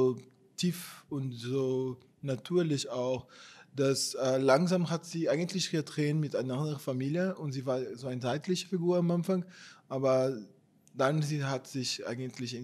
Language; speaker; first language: German; non-native, fluent; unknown